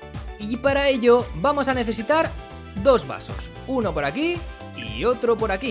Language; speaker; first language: Spanish; native; Spanish